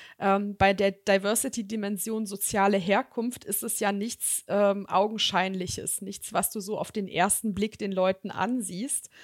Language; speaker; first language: German; early bilingual, other home language; Serbian